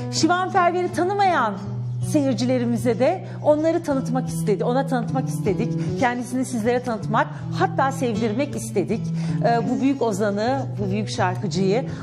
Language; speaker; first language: Turkish; native; Turkish